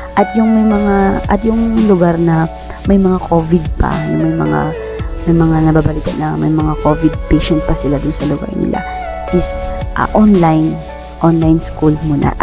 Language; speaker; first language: Filipino; non-native, local second language; Bikol